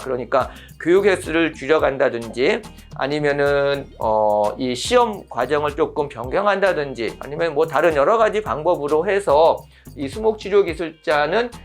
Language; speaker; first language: Korean; native; Korean